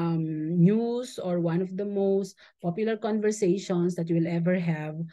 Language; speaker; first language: English; non-native, local second language; Filipino